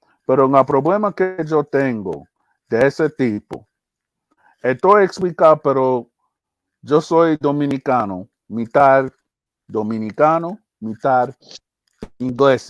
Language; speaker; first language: Spanish; early bilingual, heritage; English